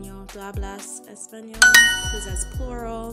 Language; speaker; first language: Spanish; non-native, learner; English